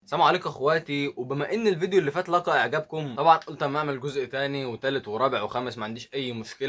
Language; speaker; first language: Arabic; native; Arabic